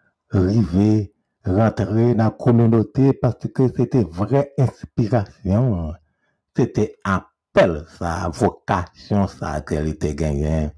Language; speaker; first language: French; non-native, local second language; Haitian Creole